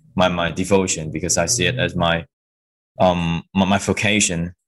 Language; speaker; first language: English; non-native, local second language; Cantonese